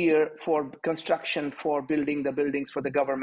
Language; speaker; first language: English; non-native, local second language; Hindi